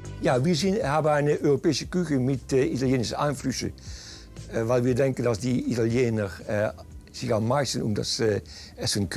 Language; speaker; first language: German; non-native, fluent; Dutch